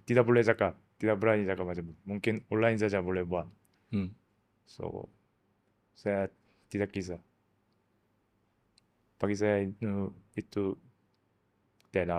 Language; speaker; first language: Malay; non-native, learner; Korean